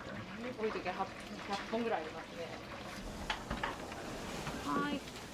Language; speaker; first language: Japanese; native; Japanese